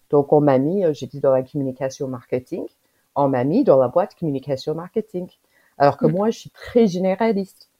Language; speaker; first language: French; non-native, fluent; English